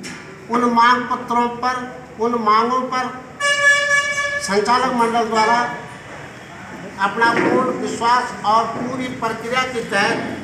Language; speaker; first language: Hindi; native; Hindi